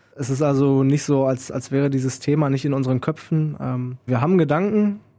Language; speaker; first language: German; native; German